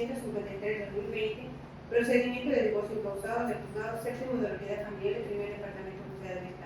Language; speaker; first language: Spanish; native; Spanish